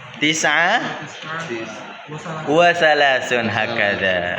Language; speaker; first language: Arabic; non-native, fluent; Indonesian